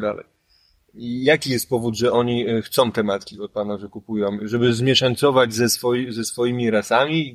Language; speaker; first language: Polish; native; Polish